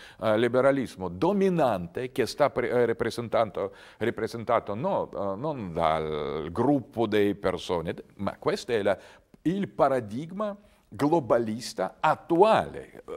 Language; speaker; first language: Italian; non-native, learner; Russian